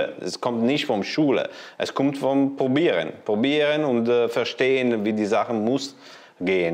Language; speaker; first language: German; non-native, learner; Italian